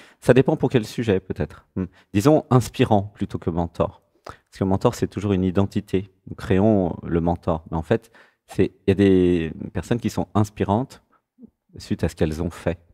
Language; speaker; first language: French; native; French